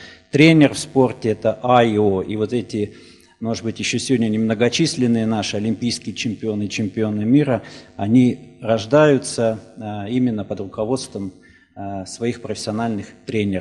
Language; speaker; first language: Russian; native; Russian